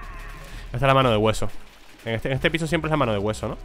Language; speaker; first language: Spanish; native; Spanish